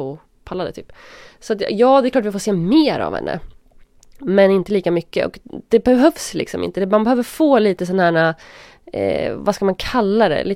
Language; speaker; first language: Swedish; native; Swedish